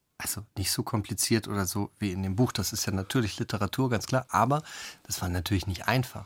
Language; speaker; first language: German; native; German